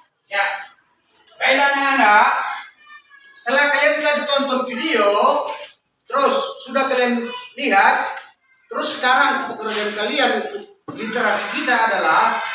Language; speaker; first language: Indonesian; native; Indonesian